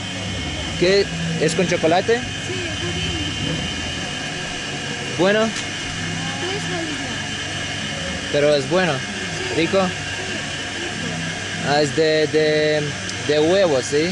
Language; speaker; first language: Spanish; non-native, learner; English